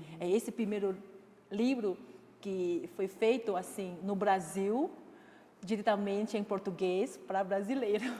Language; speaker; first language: Portuguese; non-native, fluent; Chinese